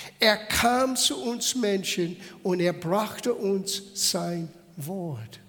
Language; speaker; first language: German; non-native, fluent; English